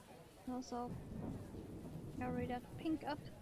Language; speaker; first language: English; non-native, fluent; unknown